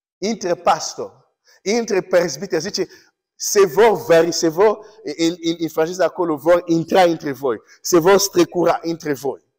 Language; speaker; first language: Romanian; non-native, fluent; English